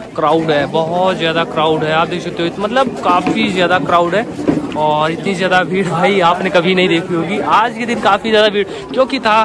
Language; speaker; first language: Hindi; native; Hindi